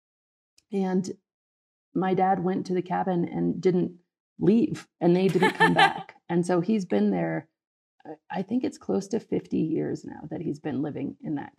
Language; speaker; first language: English; native; English